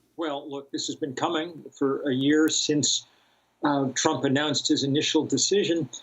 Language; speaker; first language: English; native; English